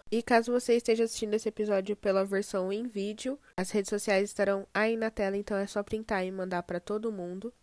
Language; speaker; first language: Portuguese; native; Portuguese